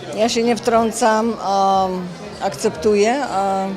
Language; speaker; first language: Polish; native; Polish